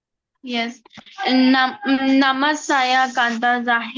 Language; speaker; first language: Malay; non-native, learner; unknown